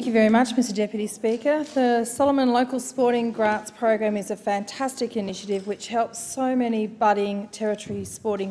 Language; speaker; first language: English; native; English